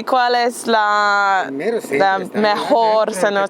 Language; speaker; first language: Spanish; non-native, learner; English